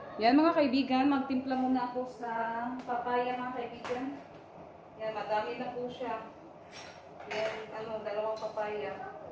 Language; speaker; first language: Filipino; non-native, local second language; Cebuano